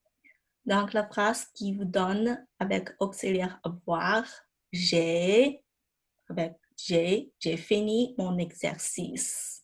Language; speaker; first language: French; non-native, fluent; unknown